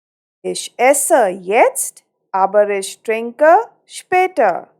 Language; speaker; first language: German; non-native, fluent; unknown